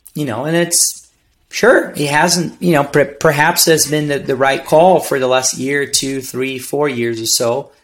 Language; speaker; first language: English; non-native, fluent; Portuguese